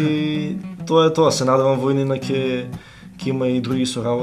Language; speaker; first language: Macedonian; native; Macedonian